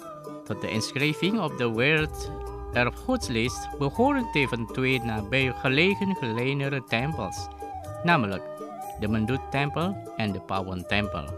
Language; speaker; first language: Dutch; non-native, fluent; Indonesian